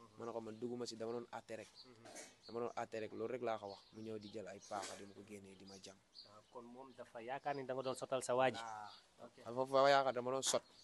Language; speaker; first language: Wolof; native; Wolof